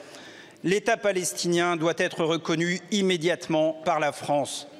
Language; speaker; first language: French; native; French